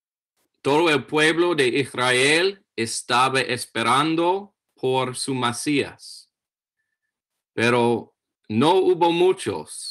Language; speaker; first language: Spanish; non-native, learner; English